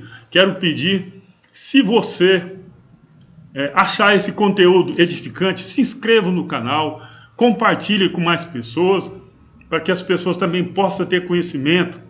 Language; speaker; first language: Portuguese; native; Portuguese